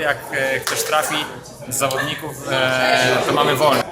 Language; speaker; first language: Polish; non-native, learner; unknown